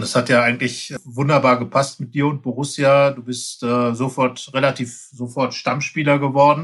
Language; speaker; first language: German; native; German